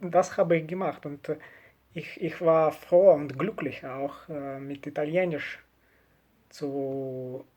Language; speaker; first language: German; non-native, learner; Russian